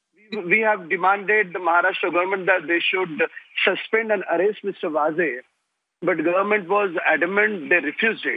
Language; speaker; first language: English; non-native, local second language; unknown